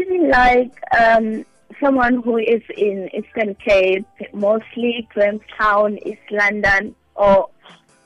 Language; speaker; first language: English; non-native, local second language; Southern Sotho